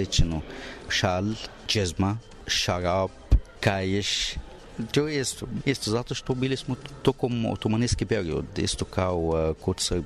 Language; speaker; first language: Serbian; non-native, learner; Arabic